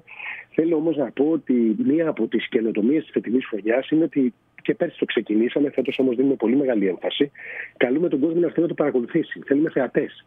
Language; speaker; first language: Greek; native; Greek